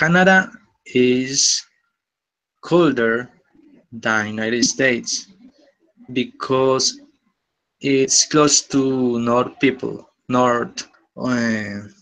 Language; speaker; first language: English; non-native, learner; Spanish